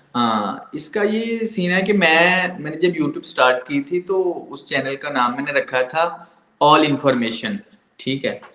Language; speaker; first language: Urdu; non-native, local second language; Punjabi